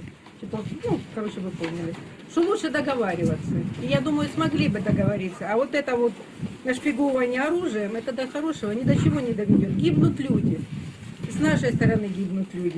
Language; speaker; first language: Russian; native; Russian